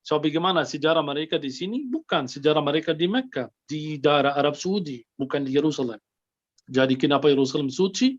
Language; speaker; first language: Indonesian; non-native, fluent; Arabic